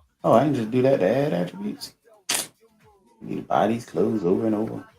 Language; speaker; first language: English; native; English